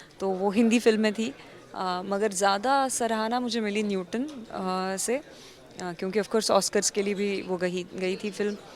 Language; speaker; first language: Hindi; non-native, local second language; Marathi